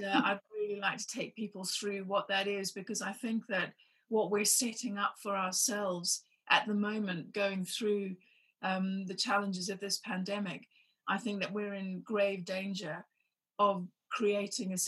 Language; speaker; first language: English; native; English